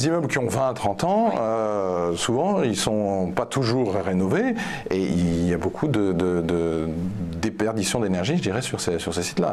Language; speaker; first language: French; native; French